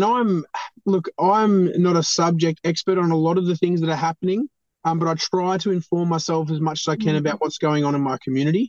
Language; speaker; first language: English; native; English